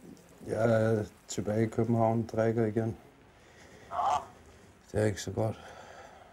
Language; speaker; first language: Danish; non-native, local second language; Kalaallisut